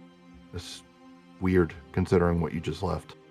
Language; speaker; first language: English; native; English